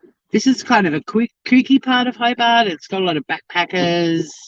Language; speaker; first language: English; native; English